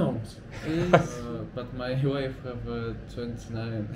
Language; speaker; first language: English; non-native, learner; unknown